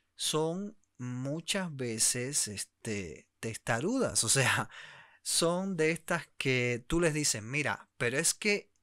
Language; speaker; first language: Spanish; native; Spanish